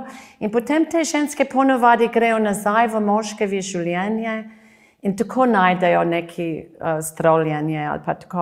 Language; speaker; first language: Slovenian; non-native, fluent; English